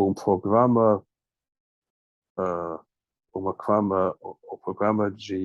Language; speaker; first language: Portuguese; non-native, learner; English